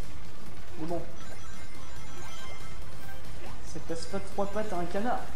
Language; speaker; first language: French; native; French